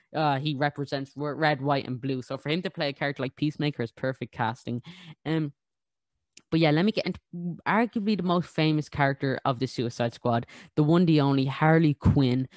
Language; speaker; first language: English; native; English